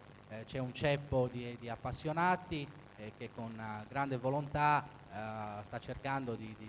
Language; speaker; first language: Italian; native; Italian